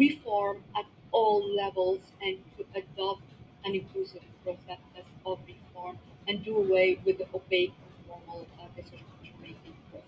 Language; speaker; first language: English; non-native, local second language; Arabic